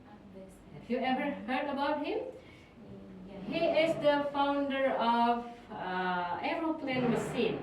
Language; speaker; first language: English; non-native, fluent; Indonesian